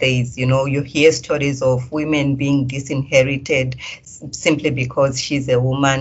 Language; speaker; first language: English; non-native, local second language; Shona